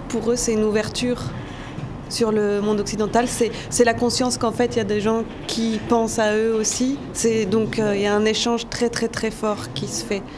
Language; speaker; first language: French; native; French